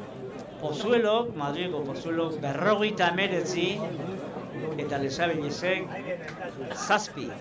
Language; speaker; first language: Basque; native; Basque